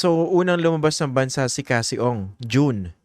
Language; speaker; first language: Filipino; native; Filipino